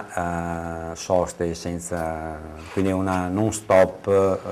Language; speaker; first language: Italian; native; Italian